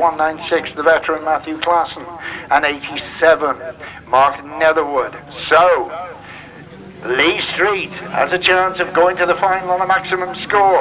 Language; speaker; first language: English; native; English